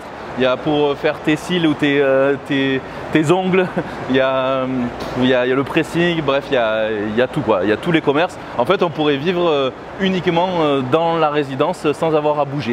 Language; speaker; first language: French; native; French